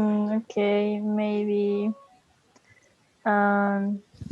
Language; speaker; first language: English; non-native, learner; Spanish